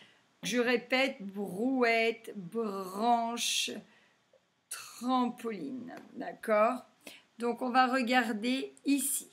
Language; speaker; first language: French; native; French